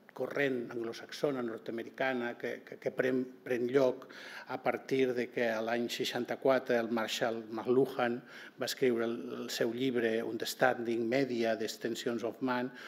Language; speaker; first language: Catalan; non-native, local second language; Occitan